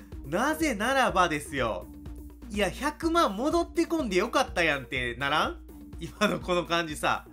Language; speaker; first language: Japanese; native; Japanese